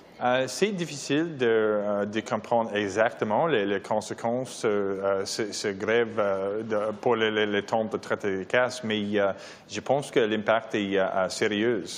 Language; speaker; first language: French; non-native, local second language; English